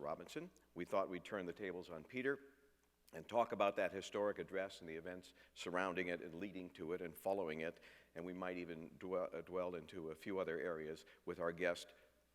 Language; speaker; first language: English; native; English